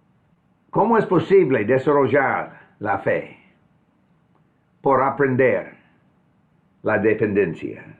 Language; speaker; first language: Spanish; non-native, fluent; English